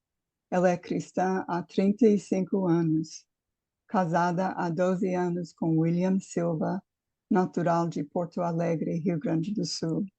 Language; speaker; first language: Portuguese; non-native, fluent; English